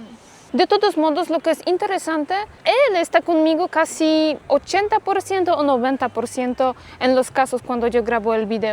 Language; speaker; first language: Spanish; non-native, fluent; Polish